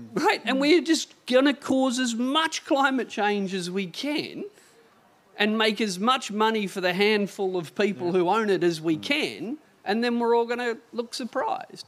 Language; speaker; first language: English; native; English